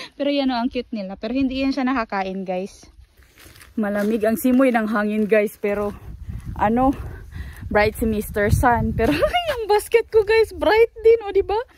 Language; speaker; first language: Filipino; non-native, local second language; Cebuano